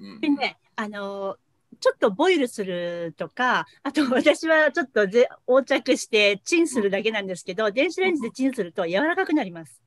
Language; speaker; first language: Japanese; native; Japanese